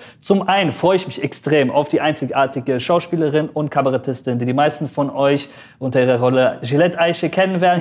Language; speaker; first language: German; early bilingual, other home language; Persian